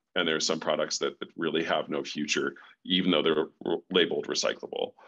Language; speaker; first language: English; native; English